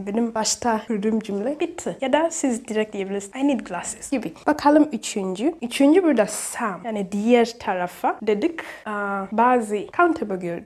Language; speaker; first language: Turkish; non-native, learner; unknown